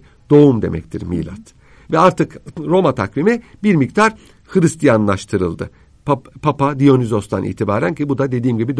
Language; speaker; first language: Turkish; native; Turkish